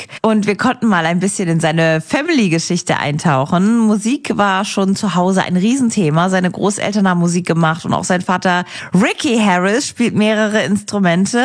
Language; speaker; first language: German; native; German